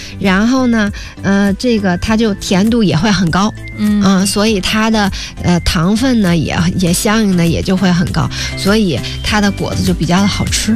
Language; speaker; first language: Chinese; native; Chinese